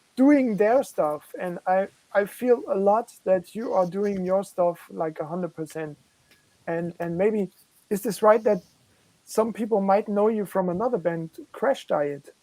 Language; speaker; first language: English; non-native, fluent; German